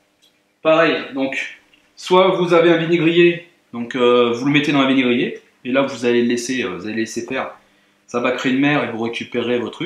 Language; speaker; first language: French; native; French